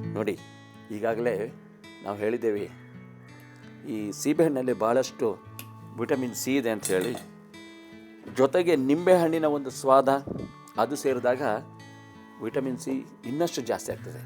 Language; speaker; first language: Kannada; native; Kannada